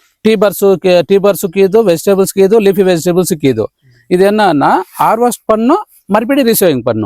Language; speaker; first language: Tamil; non-native, local second language; Telugu